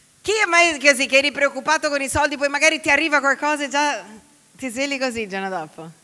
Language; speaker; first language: Italian; non-native, fluent; Portuguese